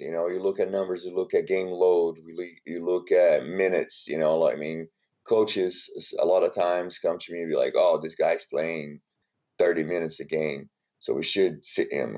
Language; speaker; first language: English; non-native, fluent; Portuguese